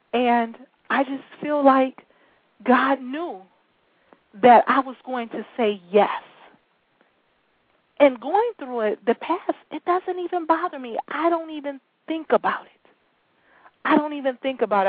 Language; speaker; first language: English; native; English